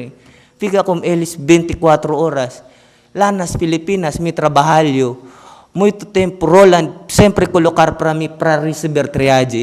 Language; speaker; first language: Portuguese; non-native, learner; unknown